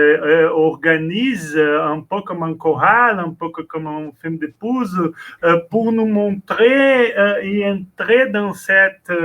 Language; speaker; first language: French; non-native, learner; Portuguese